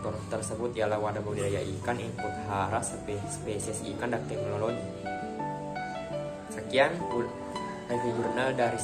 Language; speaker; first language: Indonesian; native; Indonesian